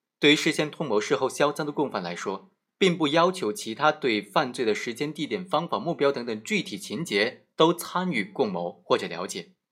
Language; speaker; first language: Chinese; native; Chinese